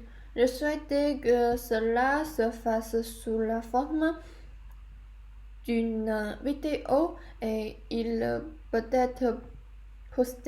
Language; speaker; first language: French; non-native, learner; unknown